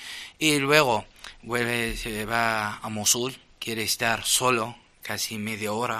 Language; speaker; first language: Spanish; non-native, fluent; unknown